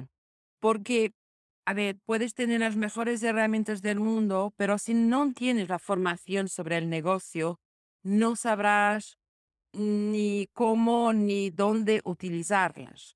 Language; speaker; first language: Spanish; non-native, fluent; Portuguese